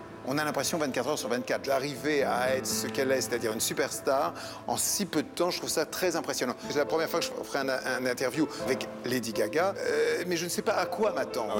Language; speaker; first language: French; native; French